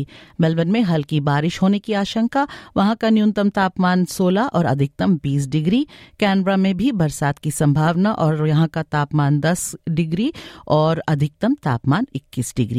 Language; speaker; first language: Hindi; native; Hindi